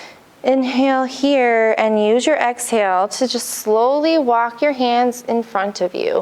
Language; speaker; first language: English; native; English